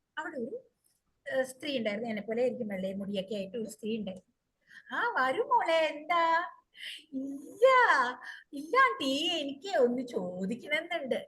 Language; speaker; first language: Malayalam; early bilingual, heritage; Malayalam